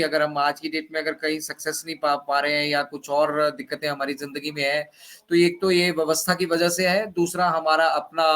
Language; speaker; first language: Hindi; native; Hindi